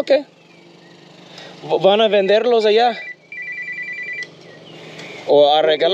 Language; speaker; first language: Spanish; non-native, learner; English